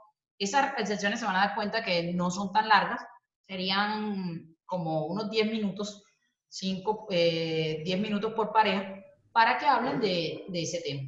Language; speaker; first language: Spanish; native; Spanish